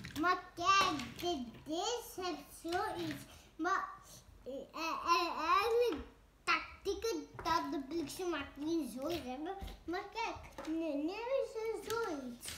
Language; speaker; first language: Dutch; early bilingual, other home language; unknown